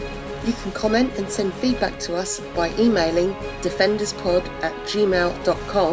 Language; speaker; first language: English; native; English